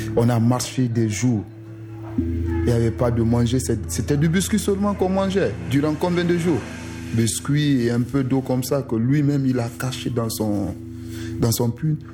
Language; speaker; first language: French; non-native, local second language; Susu